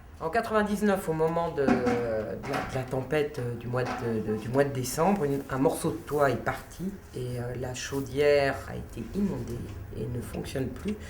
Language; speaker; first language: French; native; French